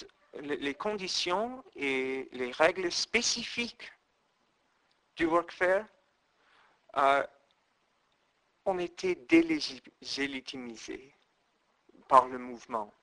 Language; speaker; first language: French; non-native, fluent; English